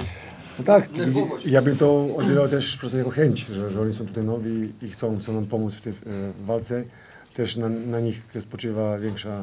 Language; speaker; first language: Polish; non-native, fluent; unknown